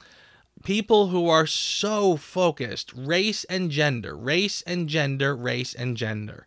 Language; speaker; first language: English; native; English